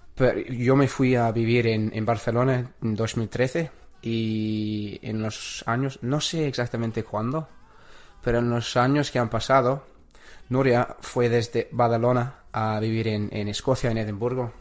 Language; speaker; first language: Spanish; non-native, learner; English